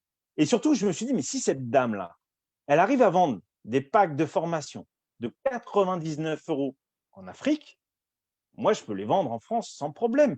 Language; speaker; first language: French; native; French